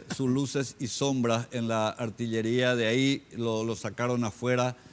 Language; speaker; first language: Spanish; native; Spanish